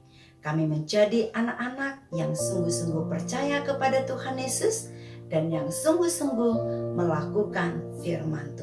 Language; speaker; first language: Indonesian; native; Indonesian